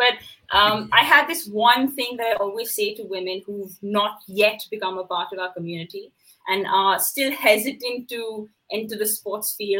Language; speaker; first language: English; non-native, local second language; Hindi